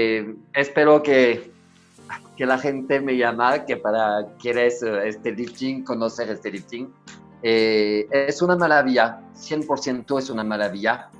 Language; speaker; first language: Spanish; non-native, learner; French